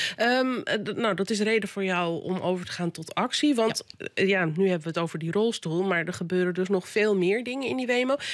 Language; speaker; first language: Dutch; native; Dutch